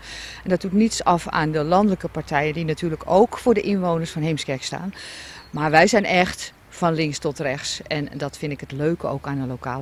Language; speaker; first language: Dutch; native; Dutch